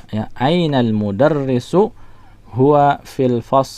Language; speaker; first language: Arabic; non-native, fluent; Indonesian